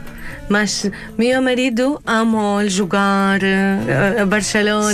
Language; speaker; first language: Portuguese; non-native, learner; Arabic